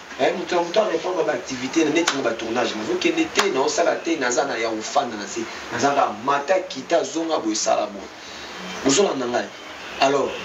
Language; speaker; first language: Lingala; native; Lingala